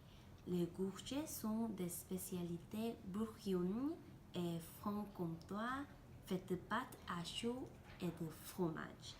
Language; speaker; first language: French; non-native, learner; Korean